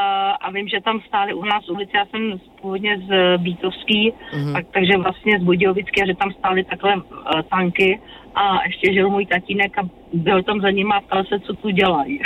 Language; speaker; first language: Czech; native; Czech